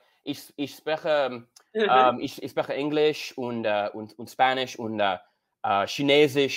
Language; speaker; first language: German; non-native, learner; English